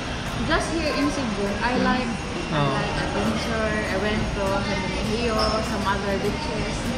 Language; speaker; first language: English; non-native, local second language; Cebuano